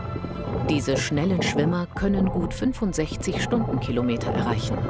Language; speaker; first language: German; native; German